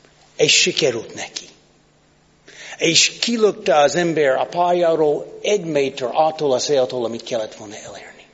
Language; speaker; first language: Hungarian; non-native, fluent; English